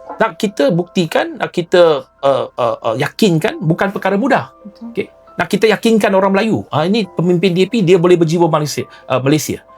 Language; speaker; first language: Malay; non-native, local second language; Chinese